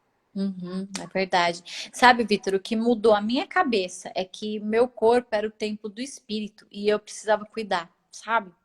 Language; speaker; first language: Portuguese; native; Portuguese